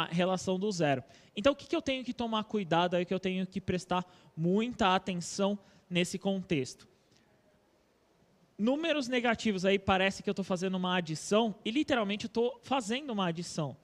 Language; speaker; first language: Portuguese; native; Portuguese